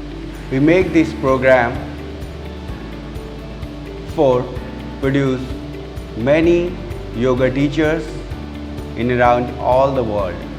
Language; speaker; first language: English; non-native, local second language; Hindi